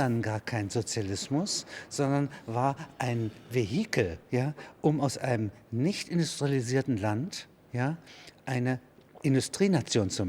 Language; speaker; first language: German; native; German